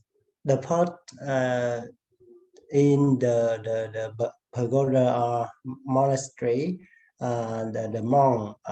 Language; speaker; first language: English; non-native, learner; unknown